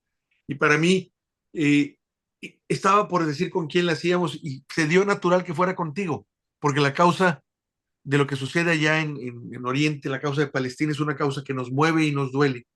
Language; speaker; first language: Spanish; native; Spanish